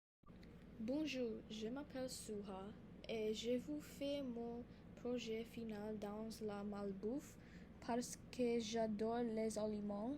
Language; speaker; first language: French; non-native, learner; English